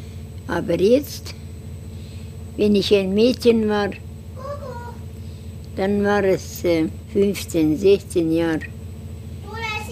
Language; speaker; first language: German; non-native, learner; Estonian